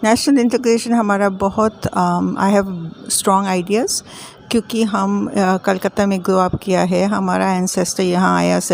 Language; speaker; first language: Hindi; non-native, local second language; English